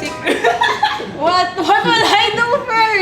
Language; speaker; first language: English; non-native, local second language; Filipino